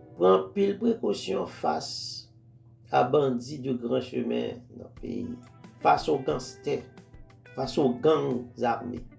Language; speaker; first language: French; non-native, local second language; Haitian Creole